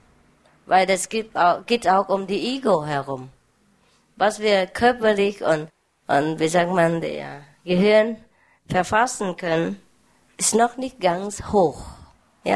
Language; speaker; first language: German; non-native, fluent; Vietnamese